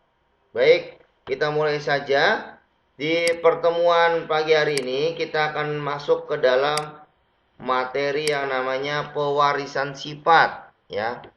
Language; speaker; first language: Indonesian; native; Indonesian